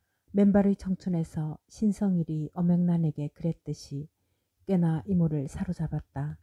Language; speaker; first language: Korean; native; Korean